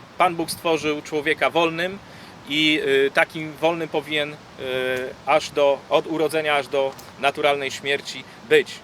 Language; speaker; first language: Polish; native; Polish